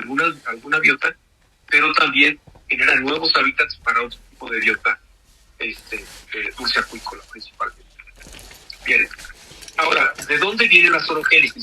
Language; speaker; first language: Spanish; native; Spanish